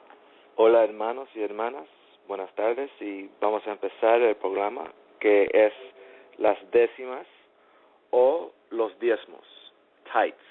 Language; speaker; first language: Spanish; early bilingual, heritage; English